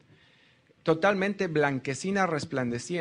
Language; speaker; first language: Spanish; native; Spanish